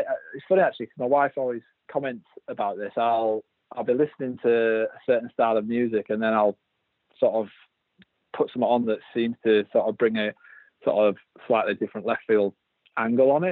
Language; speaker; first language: English; native; English